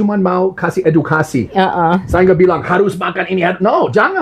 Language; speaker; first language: Indonesian; non-native, learner; English